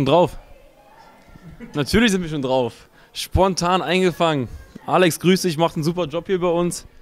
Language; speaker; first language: German; native; German